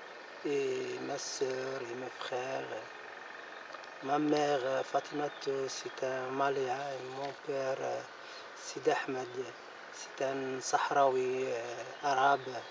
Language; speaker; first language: French; non-native, learner; Arabic